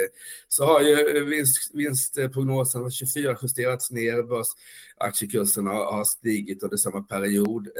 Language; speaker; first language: Swedish; native; Swedish